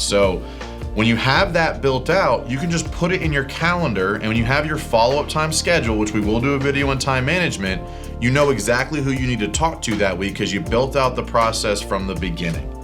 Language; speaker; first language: English; native; English